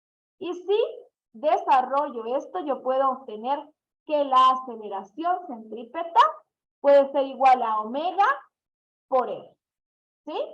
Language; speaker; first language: Spanish; native; Spanish